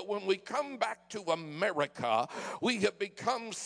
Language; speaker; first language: English; native; English